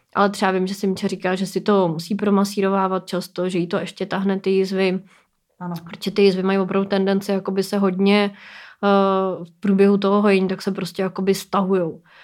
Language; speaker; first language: Czech; native; Czech